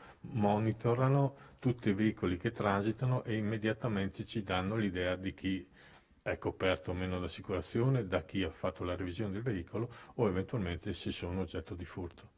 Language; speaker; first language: Italian; native; Italian